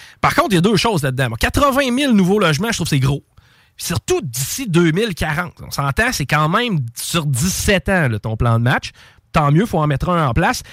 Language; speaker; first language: French; native; French